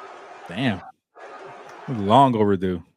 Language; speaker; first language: English; native; English